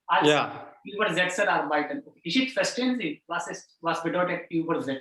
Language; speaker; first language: German; non-native, fluent; Hindi